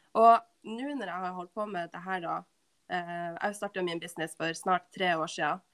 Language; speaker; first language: Norwegian; native; Norwegian